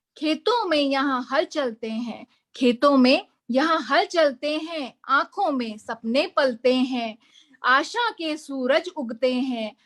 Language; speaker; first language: Hindi; native; Hindi